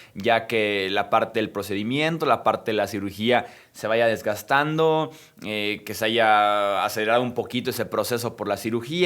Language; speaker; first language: Spanish; native; Spanish